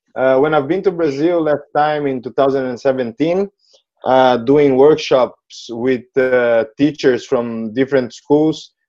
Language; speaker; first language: English; non-native, fluent; Portuguese